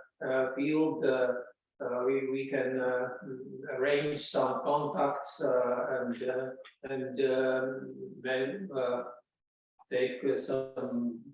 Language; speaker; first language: English; non-native, learner; Latvian